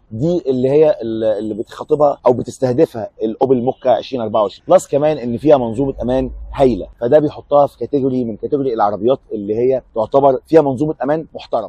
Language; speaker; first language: Arabic; native; Arabic